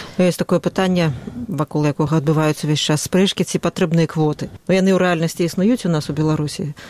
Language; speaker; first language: Belarusian; native; Belarusian